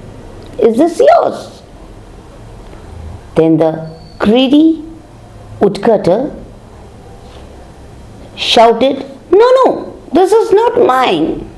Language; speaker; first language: English; non-native, local second language; Bangla